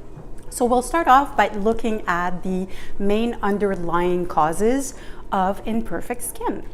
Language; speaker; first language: English; native; English